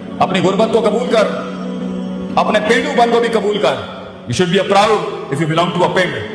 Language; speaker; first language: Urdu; non-native, local second language; Punjabi